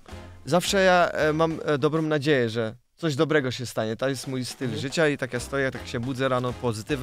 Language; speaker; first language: Polish; early bilingual, other home language; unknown